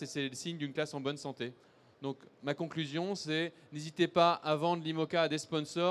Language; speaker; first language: French; native; French